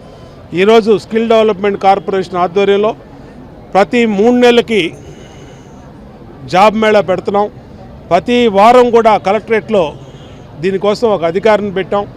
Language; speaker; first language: Telugu; native; Telugu